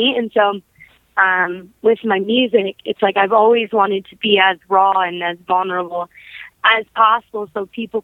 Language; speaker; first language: English; native; English